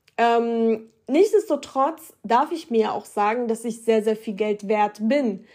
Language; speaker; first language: German; early bilingual, other home language; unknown